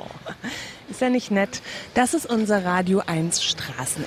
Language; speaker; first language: German; native; German